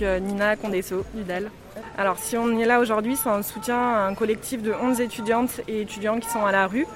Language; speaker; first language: French; native; French